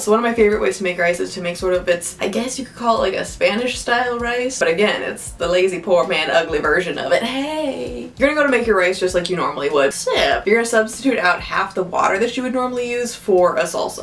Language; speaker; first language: English; native; English